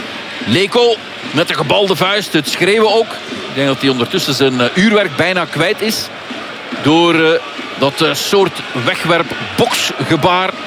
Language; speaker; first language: Dutch; native; Dutch